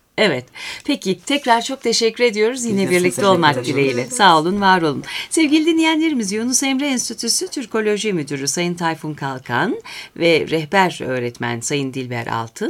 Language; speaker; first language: Turkish; native; Turkish